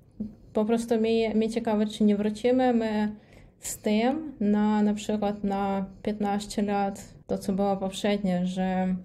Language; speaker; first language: Polish; non-native, fluent; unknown